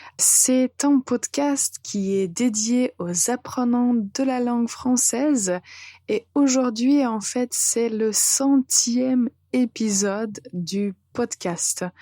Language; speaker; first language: French; non-native, fluent; Serbian